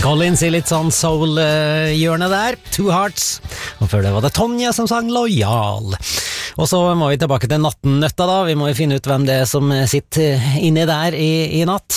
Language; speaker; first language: Norwegian; native; Norwegian